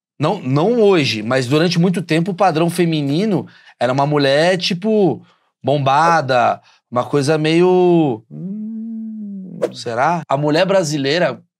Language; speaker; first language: Portuguese; native; Portuguese